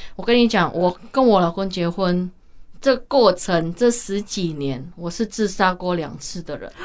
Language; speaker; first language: Chinese; non-native, fluent; Hakka Chinese